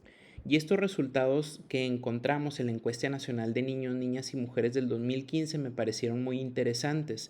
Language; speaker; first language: Spanish; native; Spanish